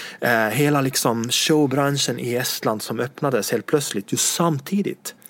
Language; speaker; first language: Swedish; non-native, fluent; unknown